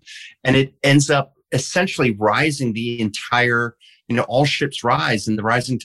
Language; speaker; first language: English; early bilingual, heritage; English